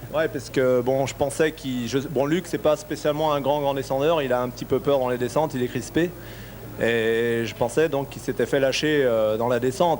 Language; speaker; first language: French; native; French